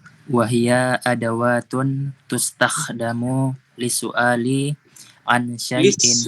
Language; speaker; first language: Arabic; non-native, learner; Indonesian